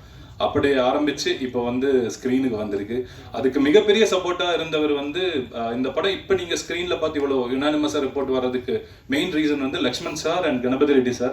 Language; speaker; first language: Tamil; native; Tamil